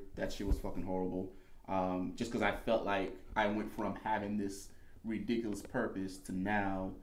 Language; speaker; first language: English; native; English